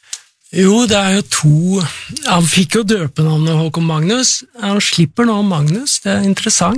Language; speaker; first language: Norwegian; native; Norwegian